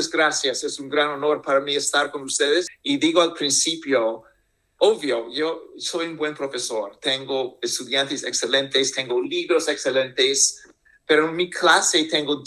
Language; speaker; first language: Spanish; non-native, fluent; English